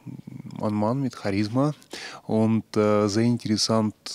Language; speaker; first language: German; non-native, fluent; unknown